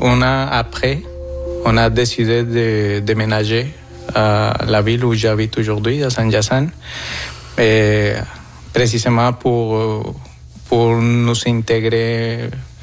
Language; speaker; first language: French; non-native, fluent; Spanish